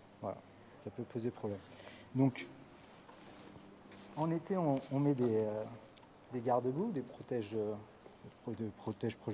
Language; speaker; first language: French; native; French